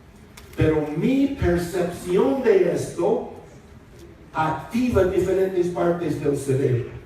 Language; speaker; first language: Spanish; non-native, fluent; English